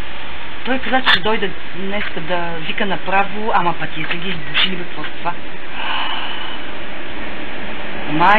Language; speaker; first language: Bulgarian; native; Bulgarian